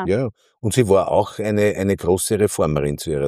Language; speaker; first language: German; native; German